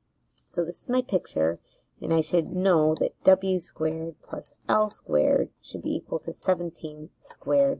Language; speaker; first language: English; native; English